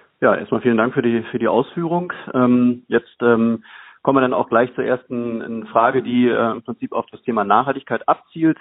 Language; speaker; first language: German; native; German